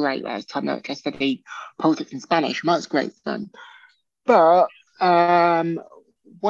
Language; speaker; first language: English; native; English